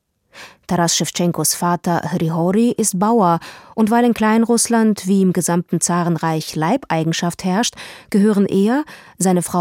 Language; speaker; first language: German; native; German